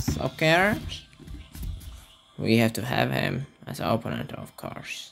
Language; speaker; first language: English; non-native, learner; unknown